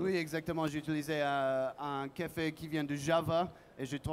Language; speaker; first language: French; non-native, learner; English